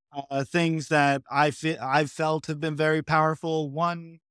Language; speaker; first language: English; native; English